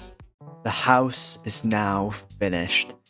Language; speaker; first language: English; native; English